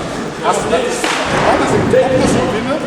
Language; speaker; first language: Dutch; non-native, learner; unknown